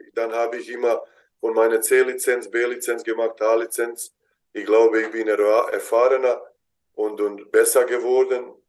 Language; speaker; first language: German; non-native, fluent; Bosnian